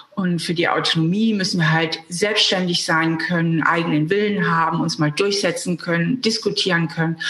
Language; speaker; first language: German; native; German